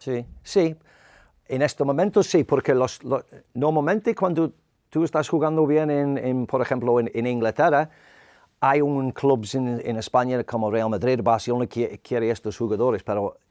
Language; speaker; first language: Spanish; non-native, learner; English